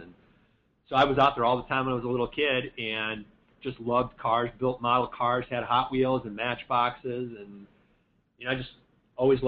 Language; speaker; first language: English; native; English